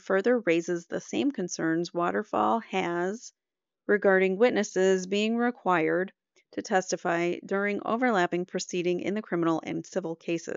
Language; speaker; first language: English; native; English